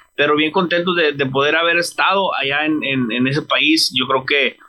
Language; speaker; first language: Spanish; native; Spanish